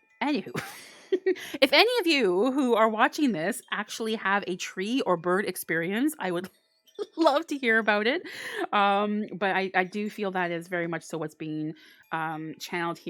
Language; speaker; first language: English; native; English